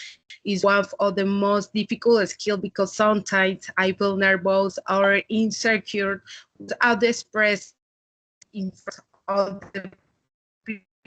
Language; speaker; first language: English; non-native, learner; Spanish